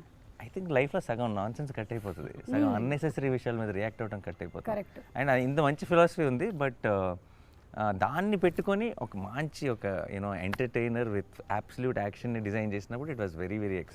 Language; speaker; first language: Telugu; native; Telugu